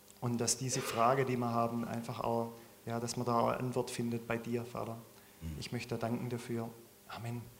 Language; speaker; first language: German; native; German